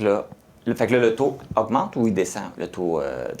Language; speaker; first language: French; native; French